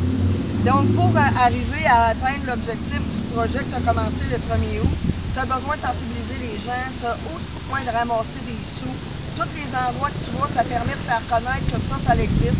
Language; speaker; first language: French; native; French